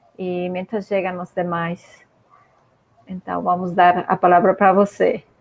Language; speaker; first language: Portuguese; non-native, fluent; Spanish